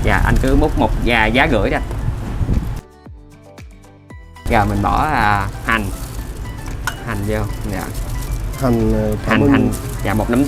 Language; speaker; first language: Vietnamese; native; Vietnamese